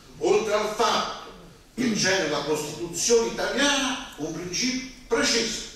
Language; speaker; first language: Italian; native; Italian